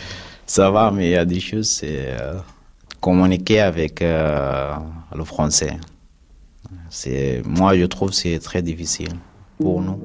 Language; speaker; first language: French; non-native, learner; Arabic